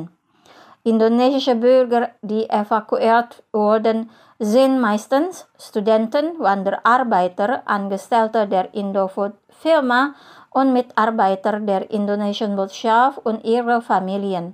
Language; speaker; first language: German; non-native, fluent; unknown